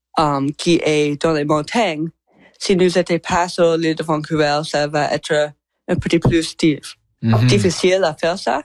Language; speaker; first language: French; non-native, learner; English